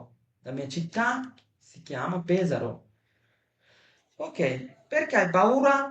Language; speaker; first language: Italian; non-native, fluent; Bangla